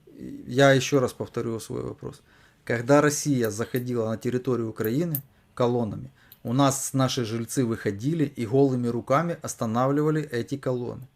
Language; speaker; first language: Russian; native; Russian